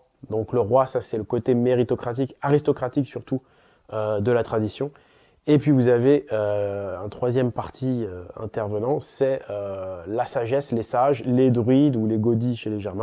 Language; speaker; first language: French; native; French